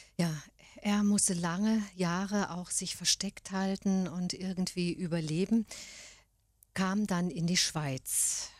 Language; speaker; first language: German; native; German